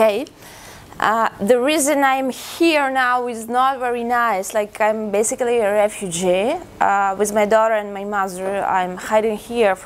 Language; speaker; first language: English; non-native, fluent; Russian